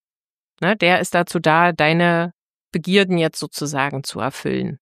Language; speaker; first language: German; native; German